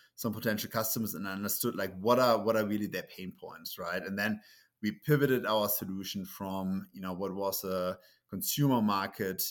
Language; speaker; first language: English; non-native, fluent; German